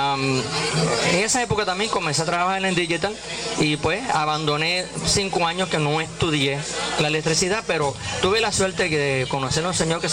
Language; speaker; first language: Spanish; native; Spanish